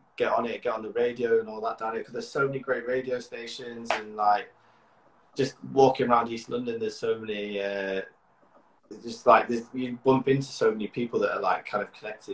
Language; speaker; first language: English; native; English